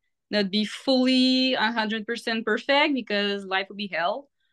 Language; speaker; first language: English; non-native, fluent; French